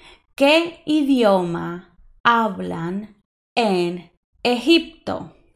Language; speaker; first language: Spanish; non-native, fluent; English